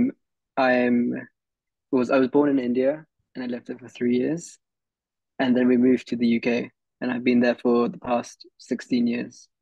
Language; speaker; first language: English; early bilingual, other home language; Hindi